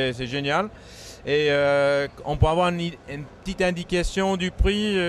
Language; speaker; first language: French; native; French